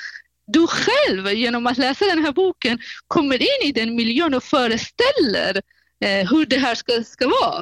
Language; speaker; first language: Swedish; non-native, fluent; Baluchi